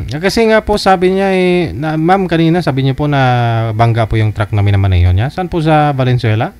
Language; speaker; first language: Filipino; native; Filipino